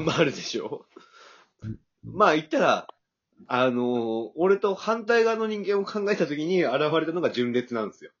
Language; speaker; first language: Japanese; native; Japanese